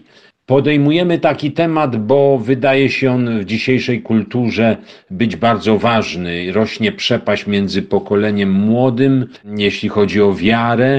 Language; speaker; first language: Polish; native; Polish